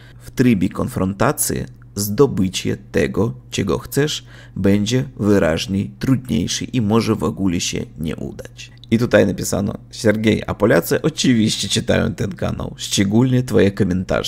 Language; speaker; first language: Polish; non-native, learner; Russian